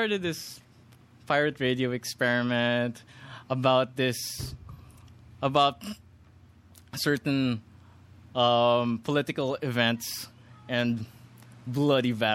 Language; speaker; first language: English; non-native, local second language; Filipino